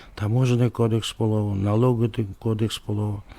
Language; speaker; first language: Russian; non-native, local second language; Kyrgyz